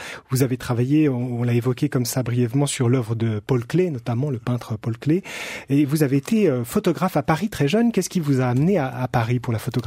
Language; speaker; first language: French; native; French